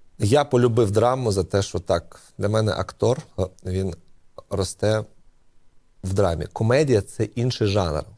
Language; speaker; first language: Ukrainian; non-native, local second language; Russian